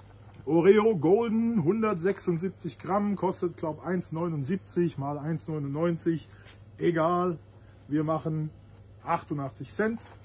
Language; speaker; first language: German; native; German